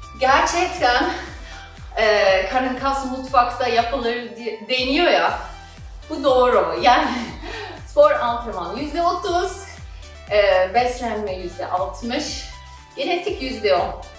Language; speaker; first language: Turkish; non-native, fluent; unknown